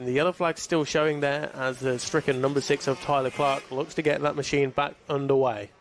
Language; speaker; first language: English; native; English